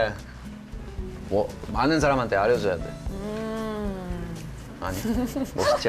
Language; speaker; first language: Korean; non-native, local second language; French